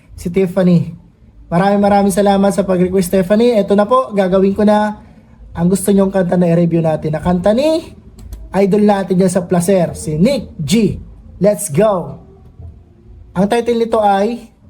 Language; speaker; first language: Filipino; non-native, local second language; Masbatenyo